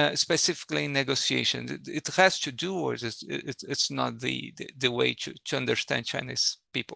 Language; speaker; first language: English; non-native, learner; Portuguese